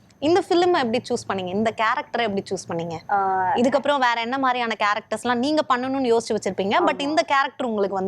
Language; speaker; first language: Tamil; native; Tamil